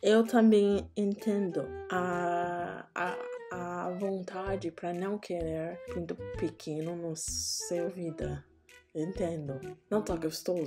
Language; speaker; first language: Portuguese; non-native, learner; English